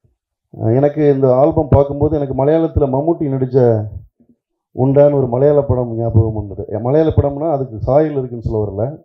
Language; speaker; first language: Tamil; native; Tamil